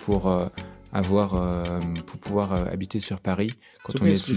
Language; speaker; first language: French; native; French